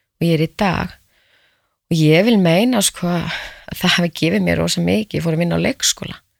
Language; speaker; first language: Icelandic; native; Icelandic